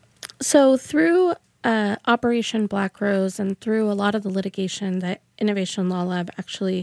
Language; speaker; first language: English; early bilingual, other home language; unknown